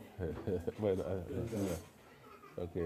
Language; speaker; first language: Spanish; non-native, fluent; Wolof